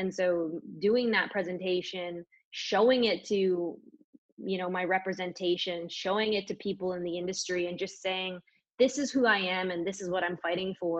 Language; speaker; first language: English; native; English